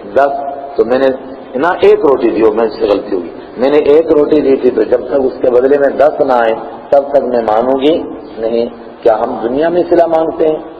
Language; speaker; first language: Urdu; non-native, local second language; Gujari